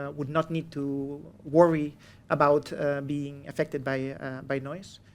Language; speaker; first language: English; non-native, fluent; Catalan